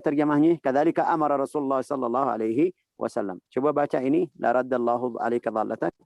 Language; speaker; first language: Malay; non-native, learner; Arabic